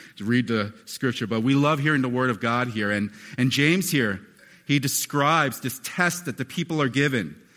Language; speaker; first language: English; native; English